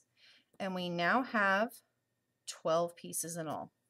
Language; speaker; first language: English; native; English